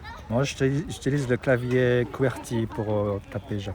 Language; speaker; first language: French; non-native, learner; Japanese